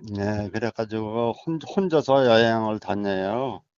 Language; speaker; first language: Korean; native; Korean